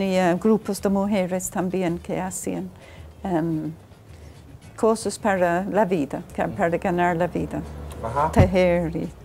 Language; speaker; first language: Spanish; non-native, fluent; English